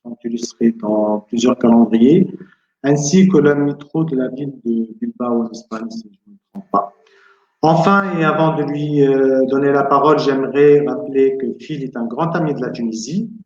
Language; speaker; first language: French; non-native, local second language; Arabic